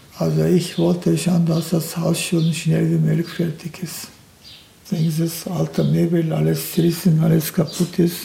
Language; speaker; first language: German; non-native, learner; Turkish